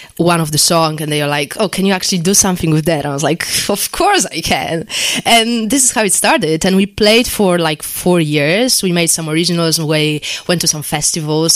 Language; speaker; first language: English; non-native, fluent; Polish